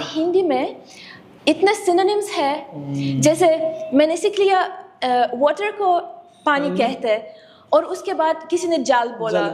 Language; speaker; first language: Hindi; non-native, fluent; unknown